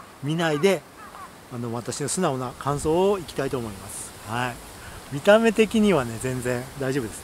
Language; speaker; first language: Japanese; native; Japanese